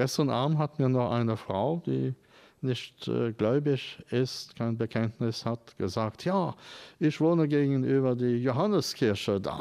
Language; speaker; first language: German; non-native, fluent; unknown